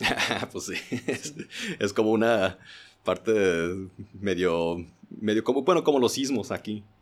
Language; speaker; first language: Spanish; early bilingual, heritage; Spanish